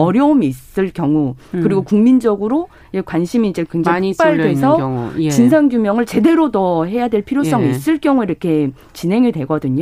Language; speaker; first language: Korean; native; Korean